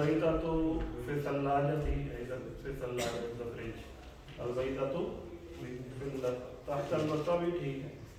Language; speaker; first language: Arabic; non-native, fluent; Urdu